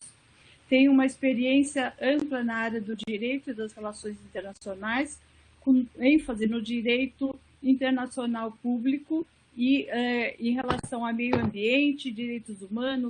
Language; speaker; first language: Portuguese; native; Portuguese